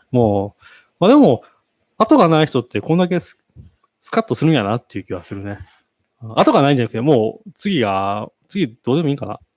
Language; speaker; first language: Japanese; native; Japanese